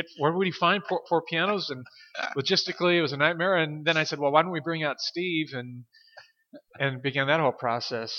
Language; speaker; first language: English; native; English